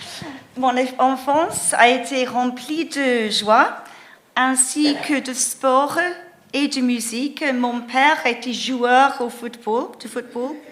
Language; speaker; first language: French; non-native, fluent; English